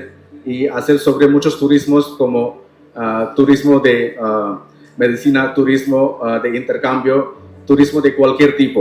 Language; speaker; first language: Spanish; non-native, learner; Tamil